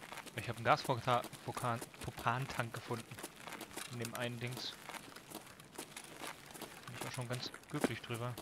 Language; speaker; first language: German; native; German